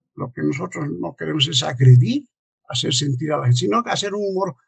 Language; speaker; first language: Spanish; native; Spanish